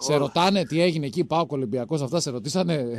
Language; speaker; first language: Greek; native; Greek